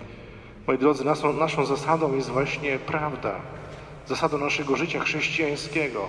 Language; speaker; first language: Polish; native; Polish